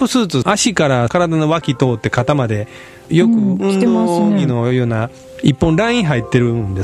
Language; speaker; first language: Japanese; native; Japanese